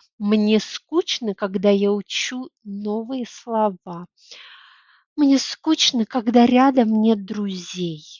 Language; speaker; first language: Russian; native; Russian